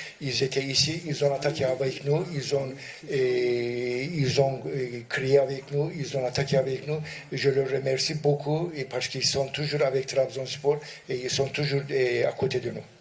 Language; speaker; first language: French; non-native, fluent; Turkish